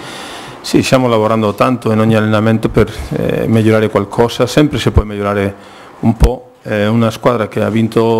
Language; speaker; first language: Italian; non-native, fluent; Spanish